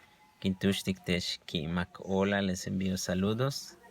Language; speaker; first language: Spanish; non-native, local second language; Yucateco